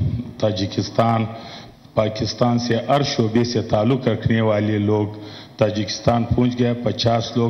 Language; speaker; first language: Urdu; non-native, local second language; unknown